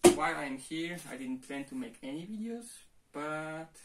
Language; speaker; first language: English; non-native, fluent; Polish